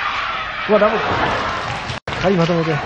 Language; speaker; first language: Japanese; native; Japanese